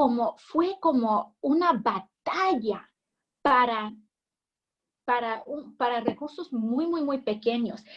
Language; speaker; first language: Spanish; early bilingual, heritage; English